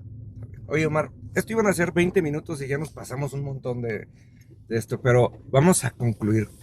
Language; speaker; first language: Spanish; native; Spanish